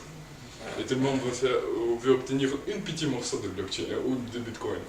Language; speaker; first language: French; non-native, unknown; Russian